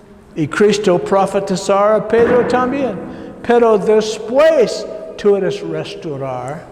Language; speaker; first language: Spanish; non-native, learner; English